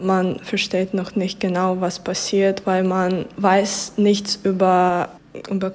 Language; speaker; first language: German; non-native, fluent; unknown